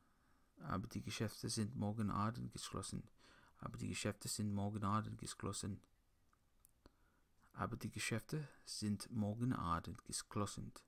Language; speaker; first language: German; non-native, learner; English